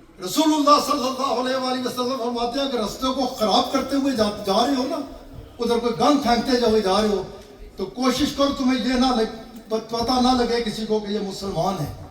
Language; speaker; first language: Urdu; native; Urdu